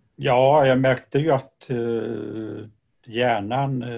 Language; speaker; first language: Swedish; native; Swedish